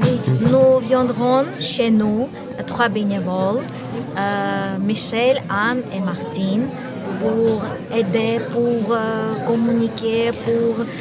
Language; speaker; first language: French; non-native, learner; Armenian